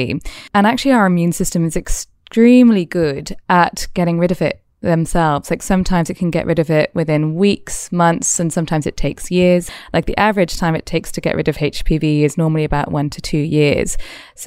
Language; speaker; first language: English; native; English